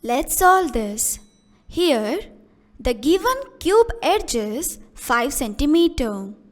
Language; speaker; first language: English; non-native, local second language; Kannada